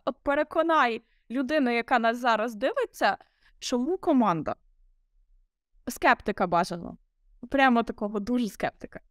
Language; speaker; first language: Ukrainian; native; Ukrainian